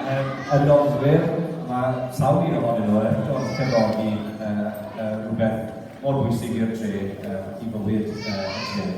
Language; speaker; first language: Welsh; native; Welsh